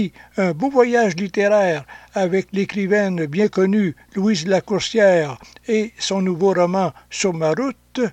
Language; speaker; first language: French; native; French